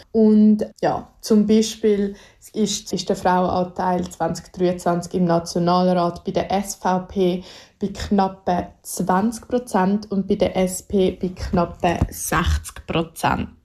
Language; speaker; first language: German; native; German